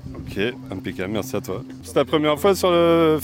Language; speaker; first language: French; native; French